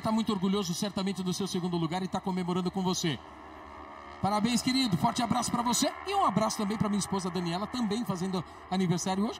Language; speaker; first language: Portuguese; native; Portuguese